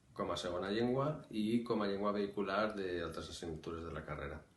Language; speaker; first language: Catalan; non-native, local second language; Spanish